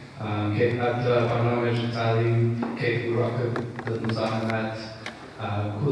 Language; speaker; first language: Arabic; non-native, fluent; English